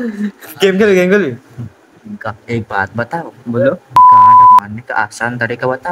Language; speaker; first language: Hindi; non-native, local second language; Bangla